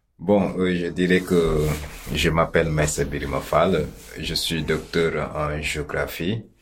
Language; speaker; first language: French; non-native, local second language; Wolof